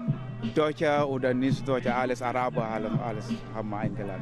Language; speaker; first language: German; non-native, learner; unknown